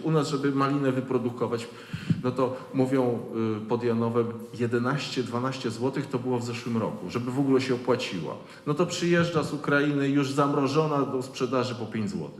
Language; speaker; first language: Polish; native; Polish